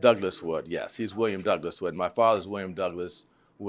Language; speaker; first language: English; native; English